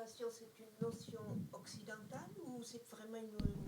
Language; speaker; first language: French; native; French